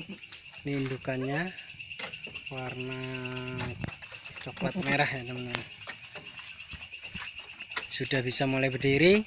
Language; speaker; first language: Indonesian; native; Indonesian